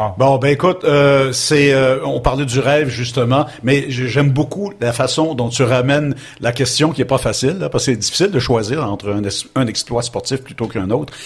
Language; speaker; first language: French; native; French